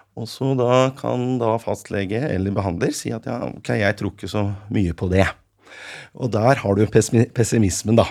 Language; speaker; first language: Norwegian; native; Norwegian